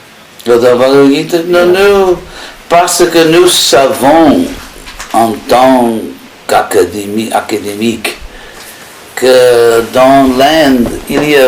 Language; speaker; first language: French; non-native, fluent; English